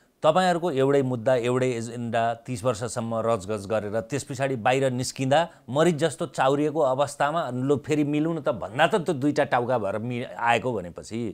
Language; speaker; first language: Nepali; native; Nepali